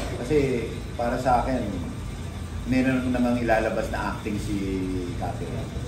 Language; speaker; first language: Filipino; native; Filipino